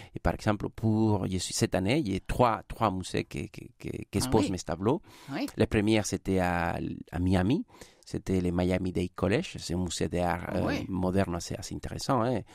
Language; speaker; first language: French; non-native, fluent; Spanish